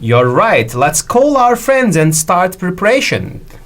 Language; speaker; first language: English; non-native, fluent; Turkish